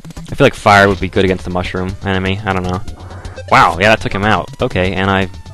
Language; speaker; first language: English; native; English